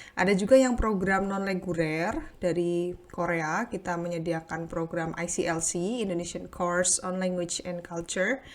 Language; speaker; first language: Indonesian; native; Indonesian